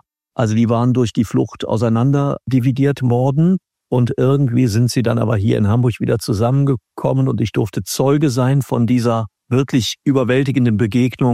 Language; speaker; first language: German; native; German